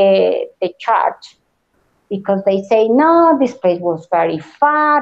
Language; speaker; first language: English; non-native, learner; Spanish